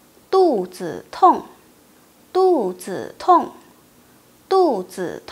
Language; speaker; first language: Chinese; non-native, fluent; Indonesian